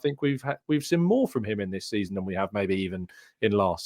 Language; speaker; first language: English; native; English